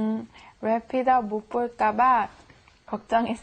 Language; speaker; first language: Korean; non-native, learner; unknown